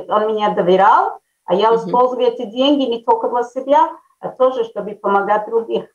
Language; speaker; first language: Russian; early bilingual, heritage; Russian